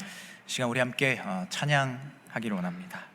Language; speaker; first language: Korean; native; Korean